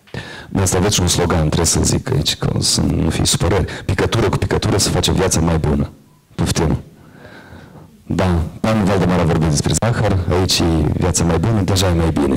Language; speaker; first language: Romanian; native; Romanian